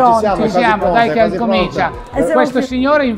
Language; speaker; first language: Italian; native; Italian